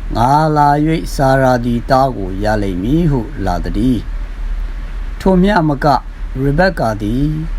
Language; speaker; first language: Burmese; non-native, local second language; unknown